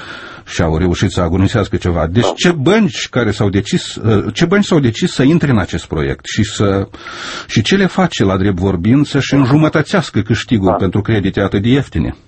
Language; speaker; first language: Romanian; native; Romanian